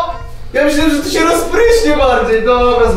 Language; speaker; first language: Polish; native; Polish